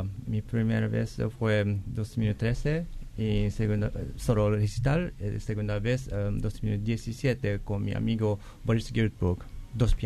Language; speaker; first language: Spanish; non-native, learner; Japanese